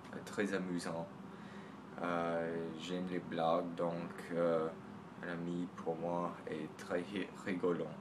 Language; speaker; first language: French; non-native, learner; English